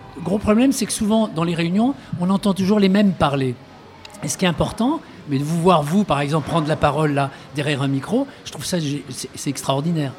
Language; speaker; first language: French; early bilingual, other home language; Arabic